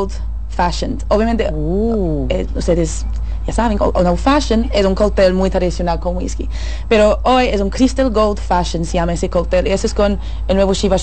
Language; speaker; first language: Spanish; non-native, fluent; English